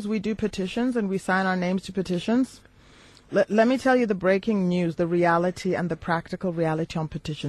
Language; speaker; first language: English; native; English